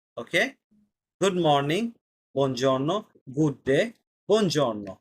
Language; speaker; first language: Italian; non-native, fluent; Bangla